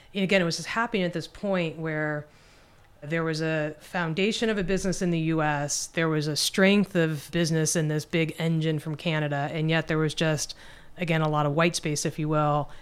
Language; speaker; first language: English; native; English